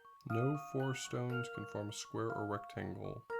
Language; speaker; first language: English; native; English